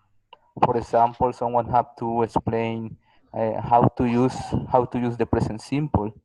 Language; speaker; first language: English; non-native, learner; Spanish